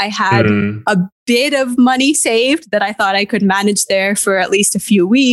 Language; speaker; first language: English; native; English